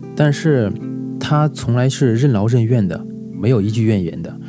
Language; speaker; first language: Chinese; native; Chinese